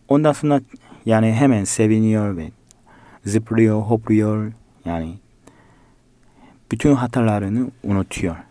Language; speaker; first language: Turkish; non-native, fluent; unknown